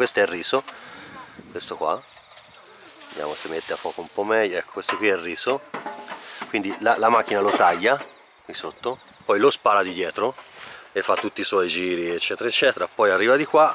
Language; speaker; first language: Italian; native; Italian